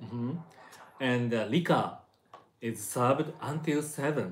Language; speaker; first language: English; non-native, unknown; Japanese